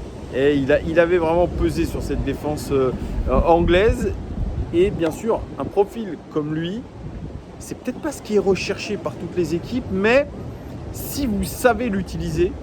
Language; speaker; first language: French; native; French